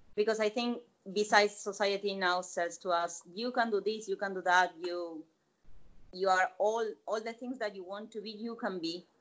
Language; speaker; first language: English; non-native, fluent; Spanish